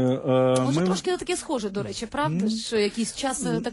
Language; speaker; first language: Ukrainian; native; Ukrainian